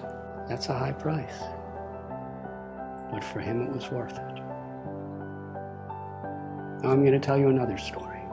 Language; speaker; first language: English; native; English